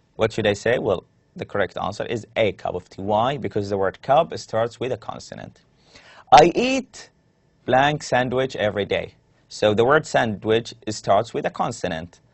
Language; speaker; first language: English; non-native, fluent; Arabic